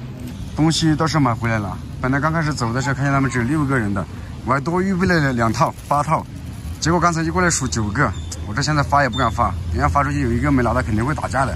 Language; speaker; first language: Chinese; native; Chinese